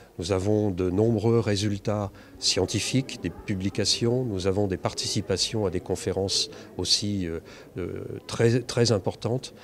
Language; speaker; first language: French; native; French